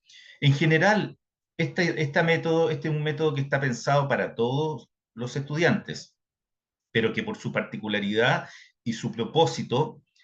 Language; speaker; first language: Spanish; native; Spanish